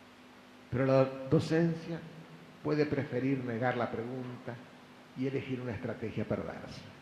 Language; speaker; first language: Spanish; native; Spanish